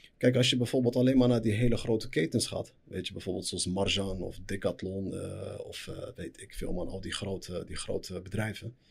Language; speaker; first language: Dutch; early bilingual, other home language; Arabic